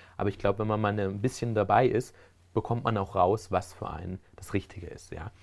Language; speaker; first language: German; early bilingual, other home language; Spanish